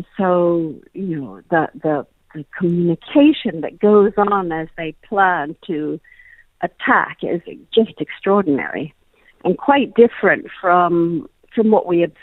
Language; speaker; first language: English; native; English